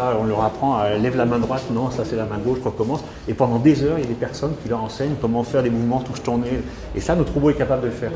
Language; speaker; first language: French; native; French